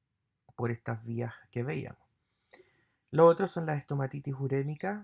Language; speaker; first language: Spanish; native; Spanish